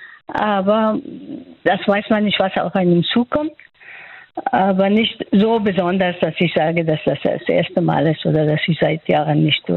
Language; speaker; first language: German; non-native, fluent; Persian